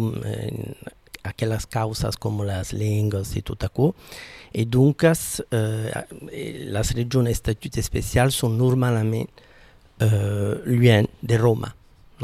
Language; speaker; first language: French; non-native, fluent; Italian